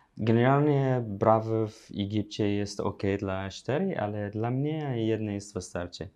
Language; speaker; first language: Polish; non-native, learner; Arabic